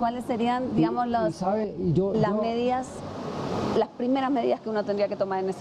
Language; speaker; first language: Spanish; native; Spanish